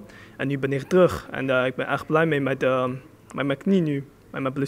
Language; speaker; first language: Dutch; early bilingual, other home language; Chinese